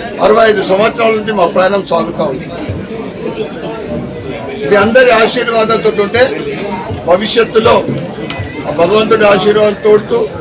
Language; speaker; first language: Telugu; native; Telugu